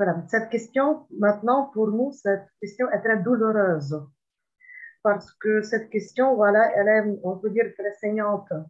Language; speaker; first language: French; non-native, fluent; Ukrainian